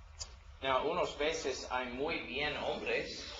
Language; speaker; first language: Spanish; non-native, learner; English